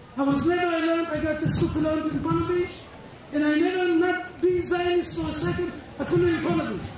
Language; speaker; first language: English; non-native, fluent; Hebrew